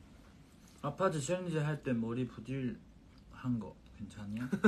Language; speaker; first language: Korean; non-native, fluent; Chinese